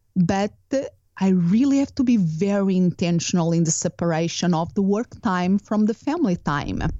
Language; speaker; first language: English; non-native, fluent; Portuguese